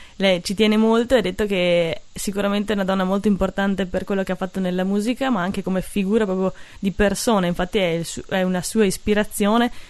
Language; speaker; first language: Italian; native; Italian